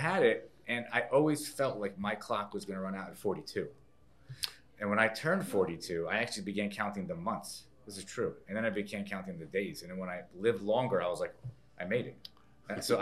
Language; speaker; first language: English; native; English